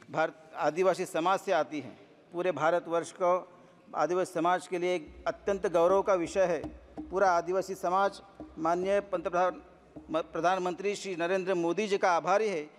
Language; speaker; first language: Hindi; non-native, local second language; Marathi